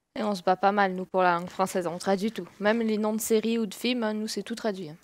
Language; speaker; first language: French; native; French